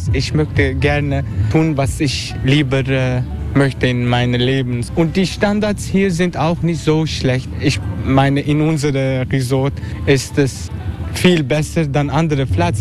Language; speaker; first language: German; non-native, learner; Turkish